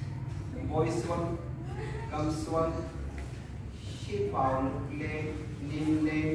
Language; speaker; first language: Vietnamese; non-native, learner; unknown